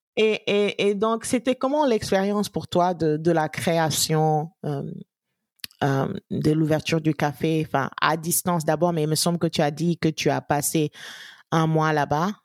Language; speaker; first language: French; non-native, local second language; Wolof